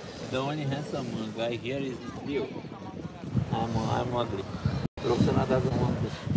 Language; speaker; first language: English; non-native, fluent; Romanian